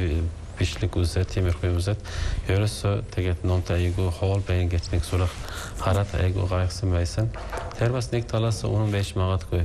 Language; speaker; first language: Mongolian; non-native, fluent; Turkish